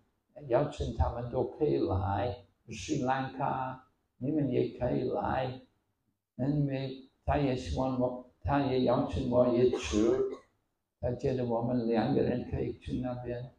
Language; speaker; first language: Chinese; non-native, fluent; English